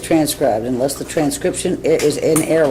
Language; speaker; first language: English; native; English